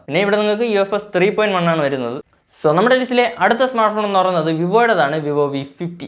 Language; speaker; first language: Malayalam; native; Malayalam